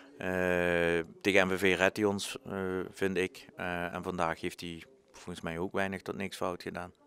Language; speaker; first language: Dutch; native; Dutch